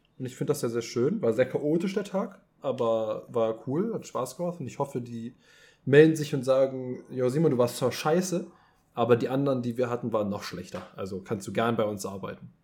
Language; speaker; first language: German; early bilingual, other home language; Polish